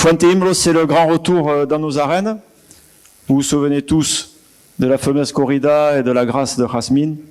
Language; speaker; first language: French; native; French